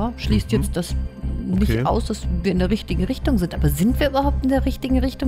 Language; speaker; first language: German; native; German